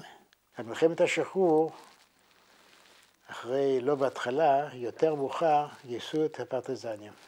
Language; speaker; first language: Hebrew; non-native, fluent; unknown